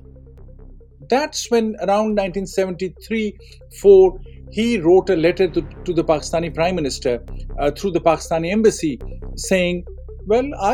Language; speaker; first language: English; non-native, local second language; Urdu